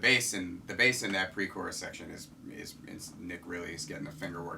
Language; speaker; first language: English; native; English